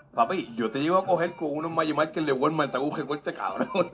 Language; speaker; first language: Spanish; native; Spanish